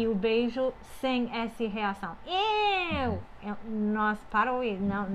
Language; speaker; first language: Portuguese; non-native, fluent; English